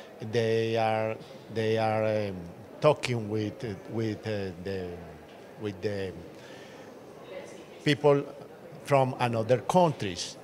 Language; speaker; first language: English; non-native, learner; Spanish